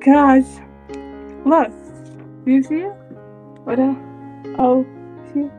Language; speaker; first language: English; non-native, learner; Arabic